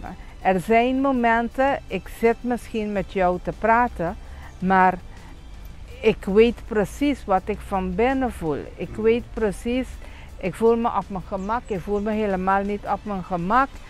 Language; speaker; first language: Dutch; non-native, local second language; Papiamento